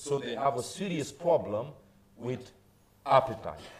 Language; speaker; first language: English; non-native, fluent; Romanian